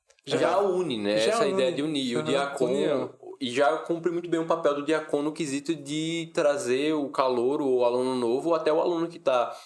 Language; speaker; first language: Portuguese; native; Portuguese